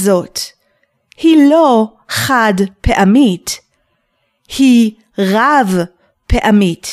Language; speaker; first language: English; non-native, fluent; Hebrew